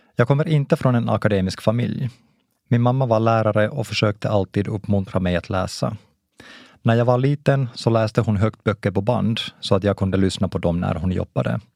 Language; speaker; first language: Swedish; non-native, local second language; Finnish